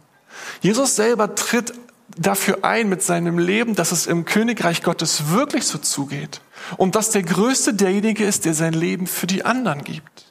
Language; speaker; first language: German; native; German